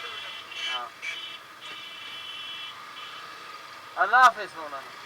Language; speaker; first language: Hindi; non-native, local second language; Pashto